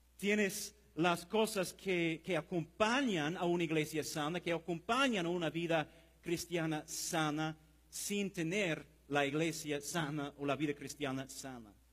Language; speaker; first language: Spanish; non-native, fluent; English